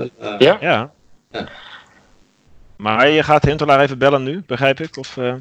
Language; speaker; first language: Dutch; native; Dutch